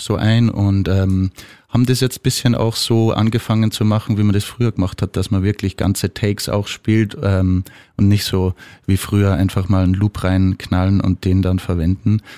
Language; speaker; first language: German; native; German